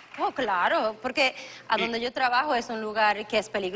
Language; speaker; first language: Spanish; early bilingual, other home language; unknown